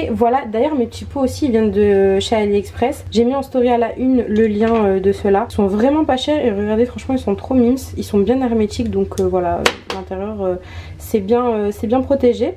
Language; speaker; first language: French; early bilingual, other home language; Arabic